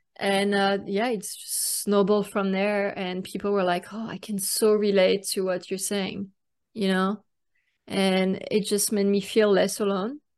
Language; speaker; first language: English; non-native, fluent; French